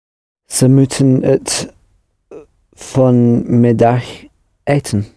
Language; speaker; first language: Dutch; non-native, learner; English